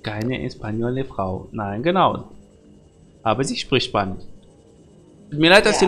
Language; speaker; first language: German; native; German